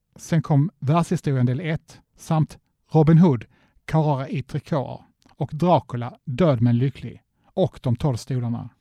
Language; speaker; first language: Swedish; native; Swedish